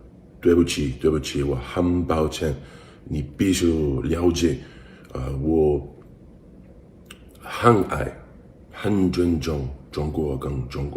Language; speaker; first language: Chinese; non-native, learner; English